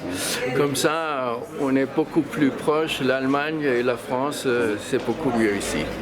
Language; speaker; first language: French; non-native, fluent; German